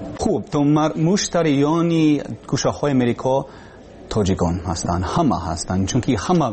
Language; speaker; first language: Persian; non-native, learner; English